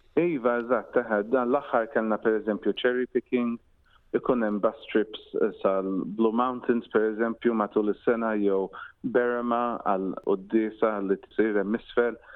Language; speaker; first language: Maltese; early bilingual, heritage; Maltese